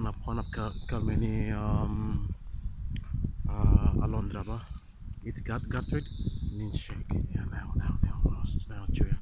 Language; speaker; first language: Hungarian; non-native, learner; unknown